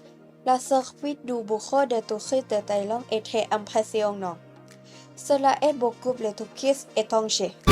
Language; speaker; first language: French; non-native, learner; Thai